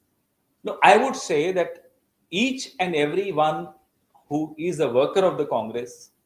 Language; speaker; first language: English; non-native, local second language; Hindi